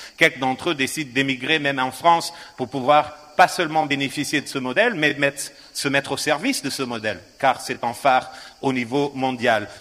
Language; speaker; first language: French; non-native, fluent; Portuguese